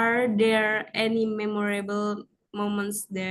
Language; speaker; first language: English; non-native, learner; Indonesian